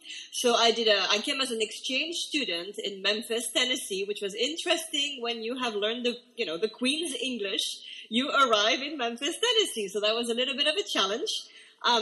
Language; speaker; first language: English; non-native, fluent; French